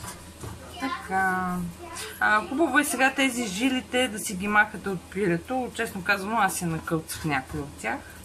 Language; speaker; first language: Bulgarian; native; Bulgarian